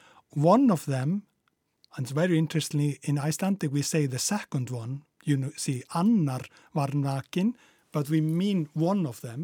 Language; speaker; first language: English; non-native, fluent; Icelandic